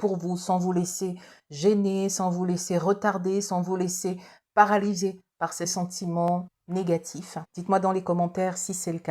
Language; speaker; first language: French; native; French